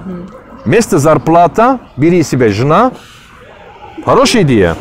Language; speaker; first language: Russian; non-native, learner; Turkish